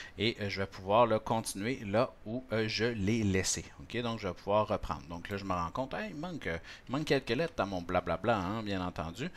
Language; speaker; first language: French; native; French